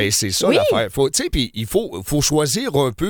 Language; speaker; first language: French; native; French